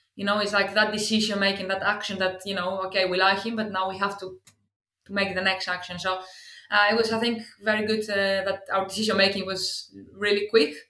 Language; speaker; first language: English; non-native, fluent; Greek